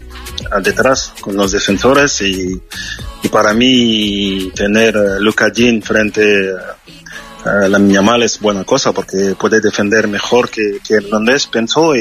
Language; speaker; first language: Spanish; non-native, fluent; French